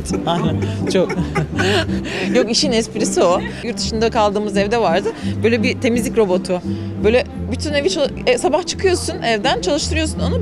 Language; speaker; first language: Turkish; native; Turkish